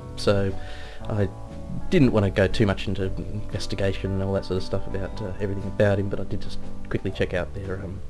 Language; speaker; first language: English; native; English